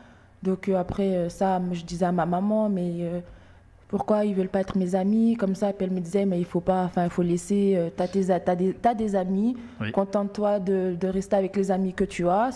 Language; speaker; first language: French; early bilingual, other home language; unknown